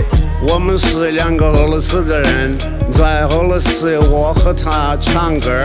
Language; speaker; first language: Chinese; non-native, learner; Russian